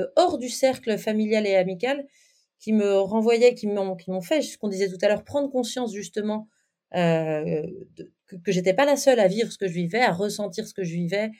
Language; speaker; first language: French; native; French